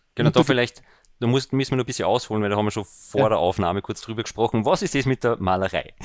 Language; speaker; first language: German; native; German